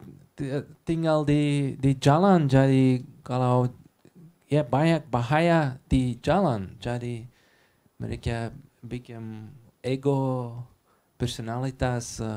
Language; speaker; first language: Indonesian; non-native, learner; Dutch